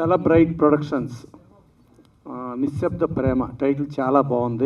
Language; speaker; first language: Telugu; native; Telugu